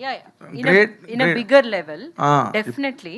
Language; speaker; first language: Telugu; native; Telugu